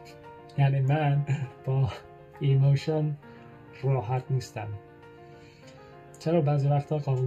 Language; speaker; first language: Persian; early bilingual, heritage; Persian